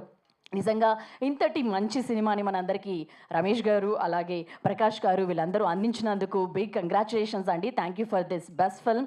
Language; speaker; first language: Telugu; native; Telugu